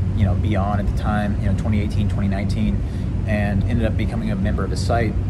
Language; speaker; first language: English; native; English